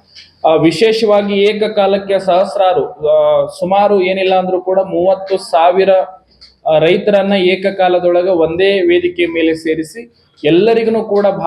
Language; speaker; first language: Kannada; native; Kannada